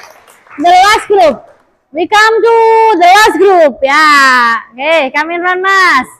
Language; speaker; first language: English; non-native, learner; Indonesian